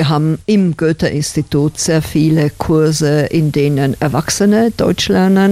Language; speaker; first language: German; non-native, fluent; Slovak